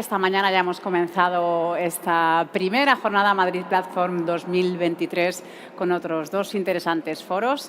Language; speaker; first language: Spanish; native; Spanish